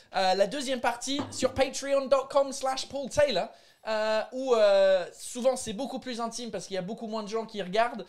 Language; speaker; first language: French; non-native, fluent; English